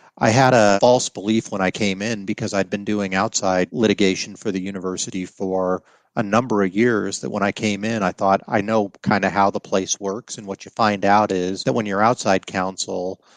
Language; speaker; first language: English; native; English